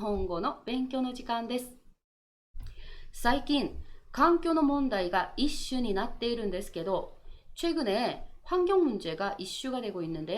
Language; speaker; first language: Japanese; non-native, fluent; Korean